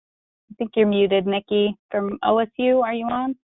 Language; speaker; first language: English; native; English